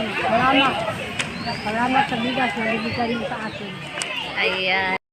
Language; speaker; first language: Filipino; non-native, local second language; Cebuano